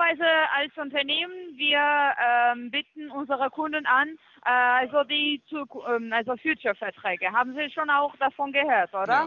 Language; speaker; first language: German; non-native, fluent; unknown